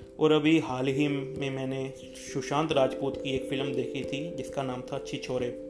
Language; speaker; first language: Hindi; native; Hindi